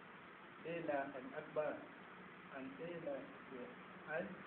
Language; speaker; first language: Vietnamese; non-native, learner; Malay